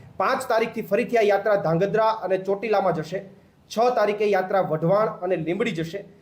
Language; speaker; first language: Gujarati; native; Gujarati